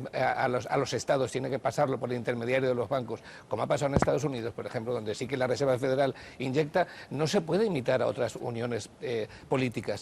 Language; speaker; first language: Spanish; native; Spanish